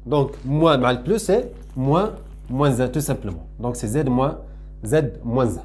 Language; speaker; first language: French; non-native, local second language; Arabic